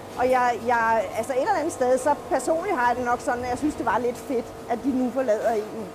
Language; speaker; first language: Danish; native; Danish